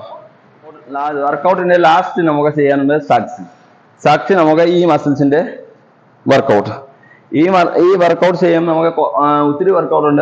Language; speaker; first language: Malayalam; non-native, learner; Assamese